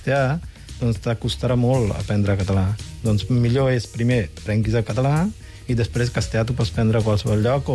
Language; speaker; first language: Catalan; non-native, fluent; Punjabi